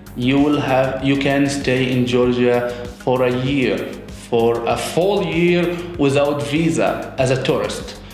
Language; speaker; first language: English; non-native, fluent; Arabic